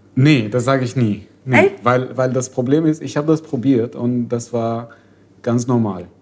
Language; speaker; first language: German; non-native, fluent; Arabic